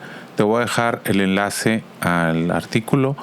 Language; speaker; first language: Spanish; native; Spanish